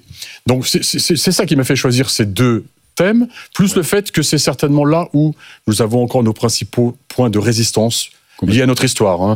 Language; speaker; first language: French; native; French